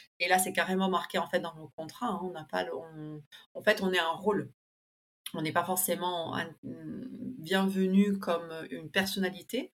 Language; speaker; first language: French; early bilingual, other home language; Spanish